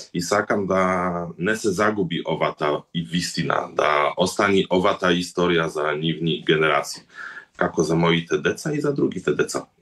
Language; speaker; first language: Macedonian; early bilingual, heritage; Macedonian